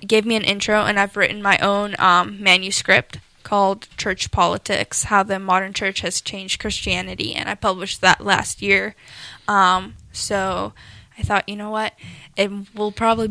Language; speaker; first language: English; non-native, local second language; Afrikaans